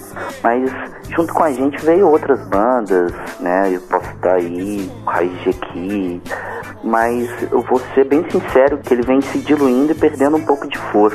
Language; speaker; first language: Portuguese; native; Portuguese